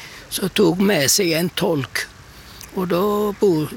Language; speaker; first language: Swedish; non-native, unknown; Turkish